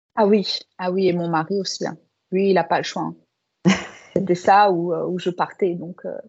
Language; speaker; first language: French; native; French